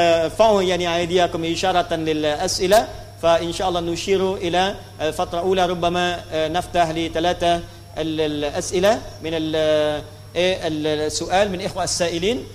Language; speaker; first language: Arabic; non-native, fluent; Indonesian